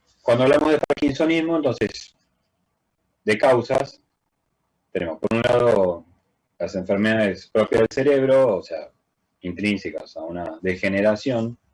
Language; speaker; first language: Spanish; native; Spanish